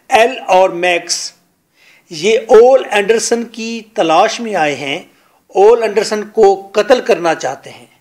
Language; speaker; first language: Urdu; non-native, local second language; Punjabi